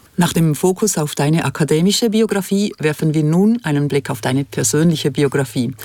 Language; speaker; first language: German; native; German